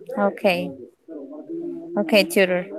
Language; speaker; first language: English; non-native, learner; Spanish